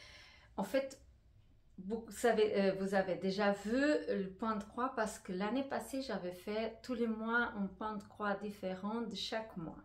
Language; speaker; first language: French; non-native, fluent; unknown